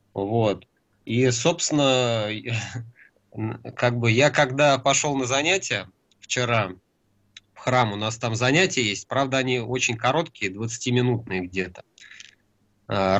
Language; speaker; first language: Russian; native; Russian